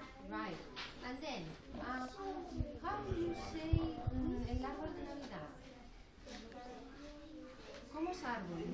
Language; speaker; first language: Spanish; non-native, local second language; Catalan